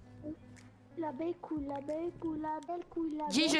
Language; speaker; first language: French; native; French